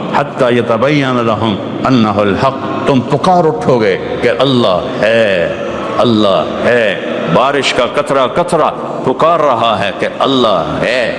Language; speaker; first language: Urdu; non-native, local second language; Punjabi